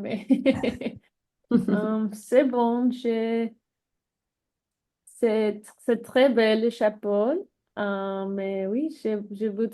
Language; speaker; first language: French; non-native, learner; English